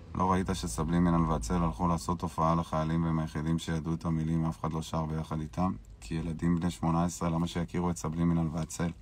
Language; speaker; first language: Hebrew; native; Hebrew